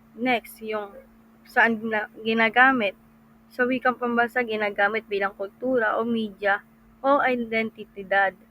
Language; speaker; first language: Filipino; non-native, local second language; Cebuano